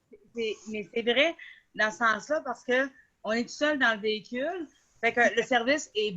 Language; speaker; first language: French; native; French